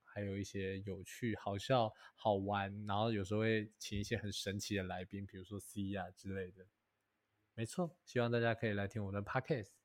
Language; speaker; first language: Chinese; native; Chinese